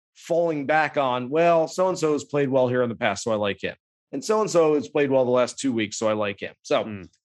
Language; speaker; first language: English; native; English